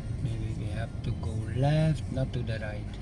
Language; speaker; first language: English; non-native, fluent; Dutch